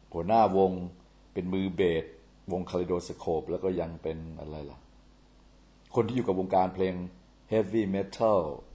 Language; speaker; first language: Thai; native; Thai